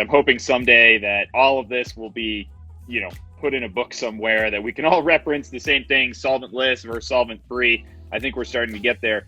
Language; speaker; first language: English; native; English